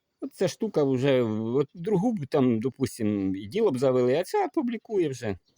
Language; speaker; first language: Ukrainian; non-native, local second language; Russian